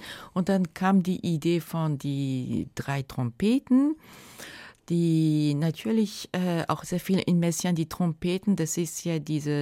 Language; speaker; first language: German; non-native, fluent; Japanese